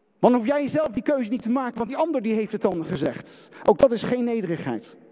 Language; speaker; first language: Dutch; native; Dutch